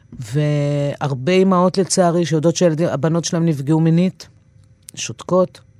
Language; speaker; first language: Hebrew; native; Hebrew